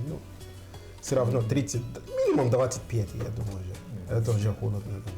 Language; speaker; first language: Russian; non-native, fluent; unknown